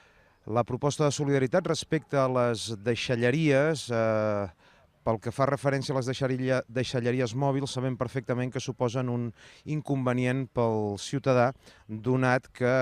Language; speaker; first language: Catalan; native; Catalan